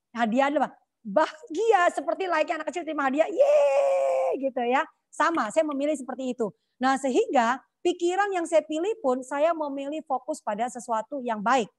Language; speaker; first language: Indonesian; native; Indonesian